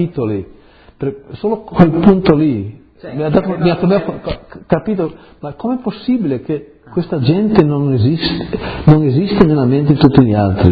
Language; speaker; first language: Italian; early bilingual, heritage; Friulian